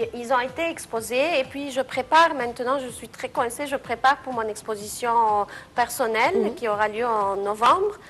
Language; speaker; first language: French; non-native, fluent; Arabic